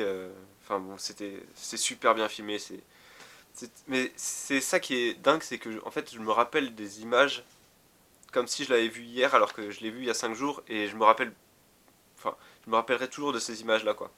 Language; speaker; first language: French; native; French